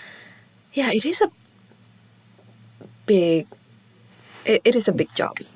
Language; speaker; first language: English; non-native, local second language; Chinese